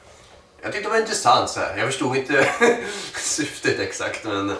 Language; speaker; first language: Swedish; native; Swedish